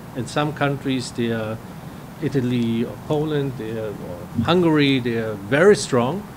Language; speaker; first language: English; non-native, fluent; German